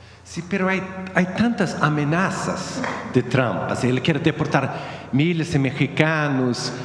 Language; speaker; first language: Spanish; non-native, fluent; Swedish